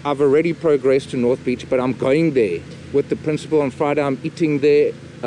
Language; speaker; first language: English; native; English